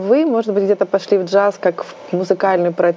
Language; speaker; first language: Russian; native; Russian